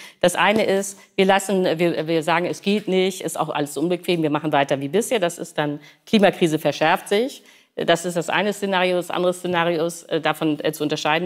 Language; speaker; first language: German; native; German